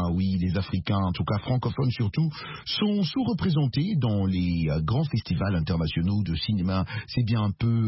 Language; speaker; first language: French; native; French